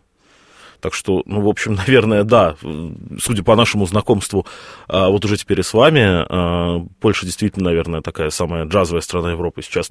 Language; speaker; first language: Russian; native; Russian